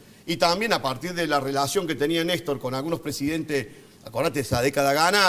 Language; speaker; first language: Spanish; native; Spanish